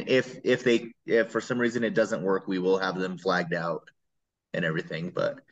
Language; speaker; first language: English; native; English